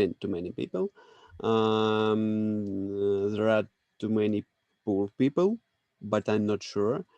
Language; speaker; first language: English; non-native, learner; Russian